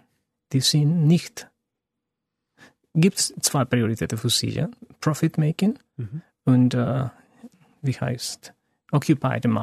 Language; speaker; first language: German; non-native, learner; Spanish